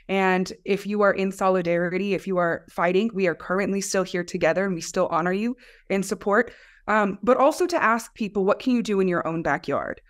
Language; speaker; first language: English; native; English